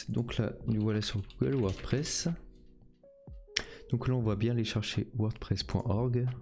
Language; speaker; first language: French; native; French